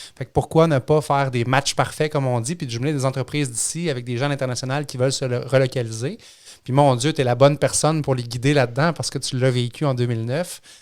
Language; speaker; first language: French; native; French